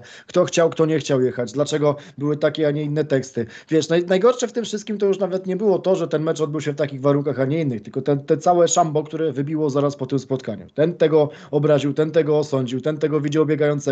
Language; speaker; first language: Polish; native; Polish